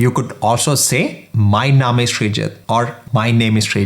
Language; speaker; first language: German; non-native, fluent; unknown